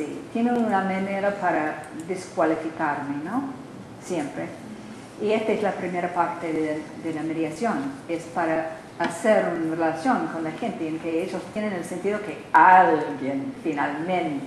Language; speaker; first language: Spanish; non-native, learner; English